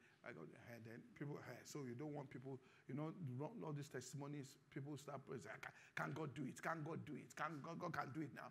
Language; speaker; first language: English; non-native, local second language; Yoruba